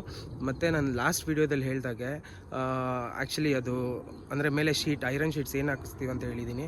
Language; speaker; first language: Kannada; native; Kannada